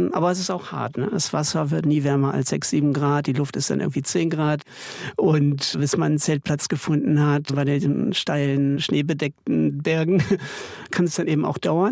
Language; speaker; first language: German; native; German